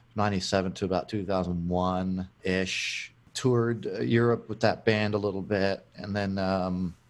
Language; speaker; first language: English; native; English